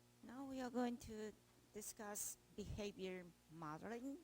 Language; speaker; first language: English; non-native, fluent; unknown